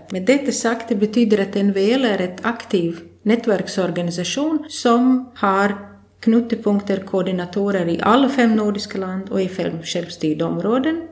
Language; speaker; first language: Swedish; non-native, fluent; Latvian